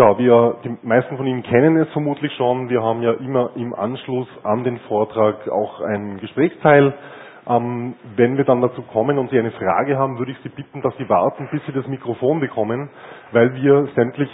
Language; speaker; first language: German; native; German